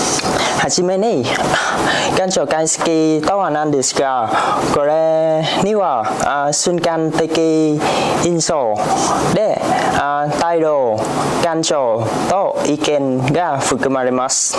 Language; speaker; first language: Japanese; non-native, learner; Vietnamese